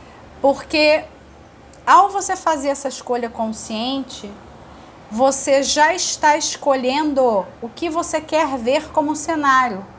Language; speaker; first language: Portuguese; native; Portuguese